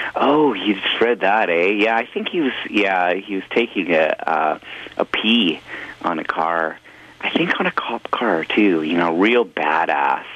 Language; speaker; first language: English; native; English